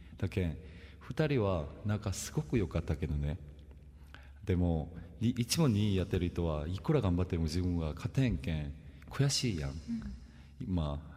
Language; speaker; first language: Japanese; non-native, fluent; Korean